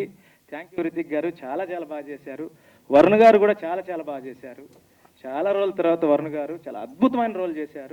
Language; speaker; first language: Telugu; native; Telugu